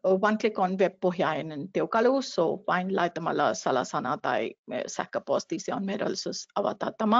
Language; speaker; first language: Finnish; non-native, fluent; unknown